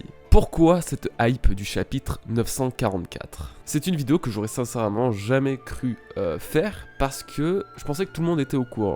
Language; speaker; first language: French; native; French